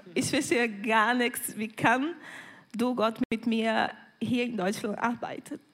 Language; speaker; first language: German; non-native, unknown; Portuguese